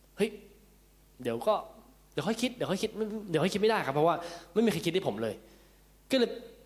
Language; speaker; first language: Thai; early bilingual, heritage; Thai